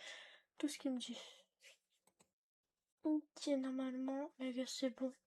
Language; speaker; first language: French; native; French